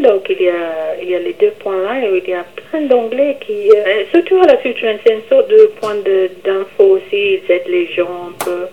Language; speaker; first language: French; non-native, fluent; English